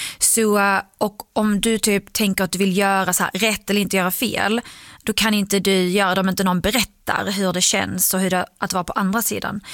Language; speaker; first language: Swedish; early bilingual, other home language; Arabic